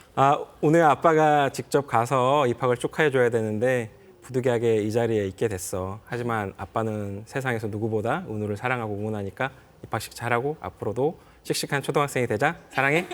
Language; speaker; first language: Korean; native; Korean